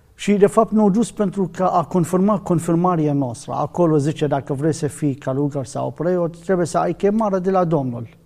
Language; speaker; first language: Romanian; non-native, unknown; Arabic